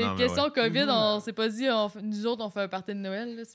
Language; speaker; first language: French; native; French